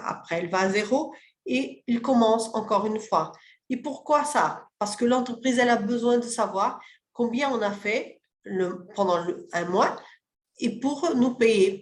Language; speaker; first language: French; early bilingual, other home language; Portuguese